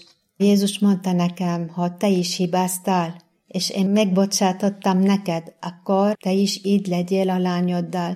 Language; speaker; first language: Hungarian; non-native, fluent; Arabic